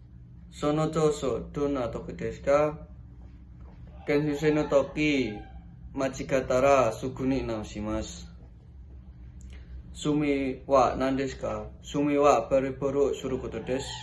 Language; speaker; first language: Japanese; non-native, learner; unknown